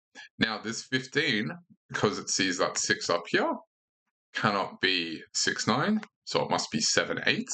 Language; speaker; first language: English; native; English